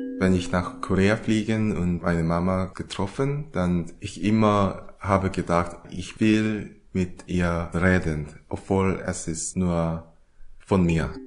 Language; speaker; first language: German; non-native, learner; Korean